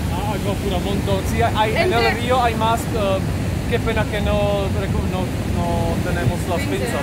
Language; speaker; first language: Spanish; non-native, learner; Czech